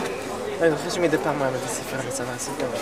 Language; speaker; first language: Hebrew; native; Hebrew